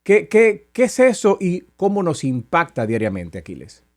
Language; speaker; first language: Spanish; native; Spanish